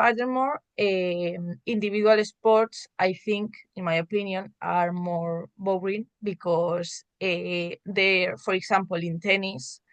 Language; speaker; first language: English; non-native, learner; Spanish